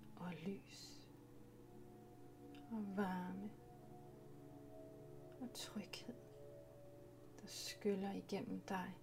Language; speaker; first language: Danish; native; Danish